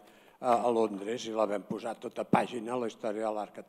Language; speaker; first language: Catalan; native; Catalan